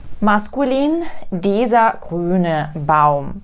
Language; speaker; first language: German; non-native, fluent; Ukrainian